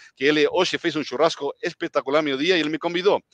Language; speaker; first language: Portuguese; non-native, fluent; Spanish